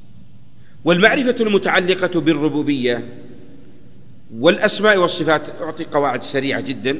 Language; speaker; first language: Arabic; native; Arabic